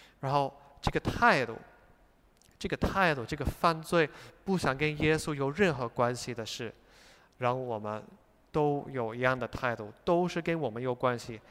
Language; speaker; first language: Chinese; non-native, fluent; English